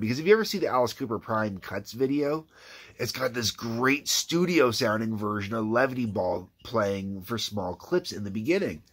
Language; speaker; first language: English; native; English